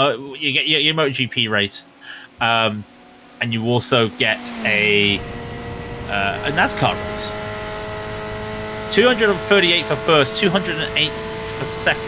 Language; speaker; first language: English; native; English